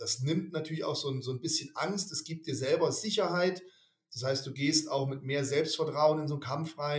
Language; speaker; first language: German; native; German